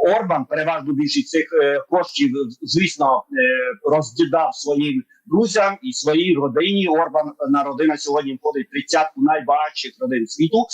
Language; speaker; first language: Ukrainian; non-native, local second language; Hungarian